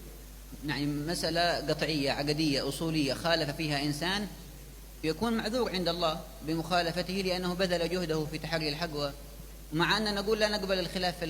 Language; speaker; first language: Arabic; native; Arabic